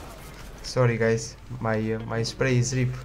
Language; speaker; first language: English; non-native, learner; Romanian